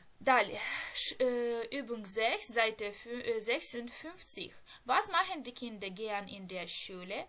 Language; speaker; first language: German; non-native, fluent; Ukrainian